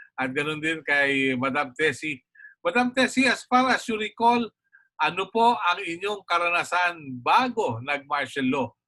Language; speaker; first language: Filipino; native; Filipino